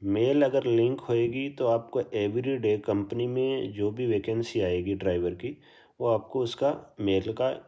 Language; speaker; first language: Hindi; native; Hindi